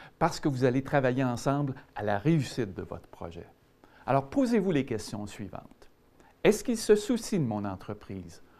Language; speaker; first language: French; native; French